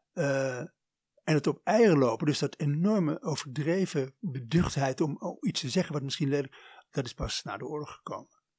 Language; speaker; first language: Dutch; native; Dutch